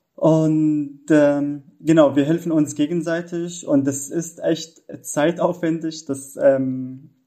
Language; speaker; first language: German; non-native, fluent; Arabic